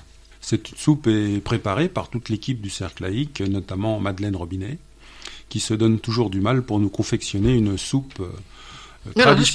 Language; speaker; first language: French; native; French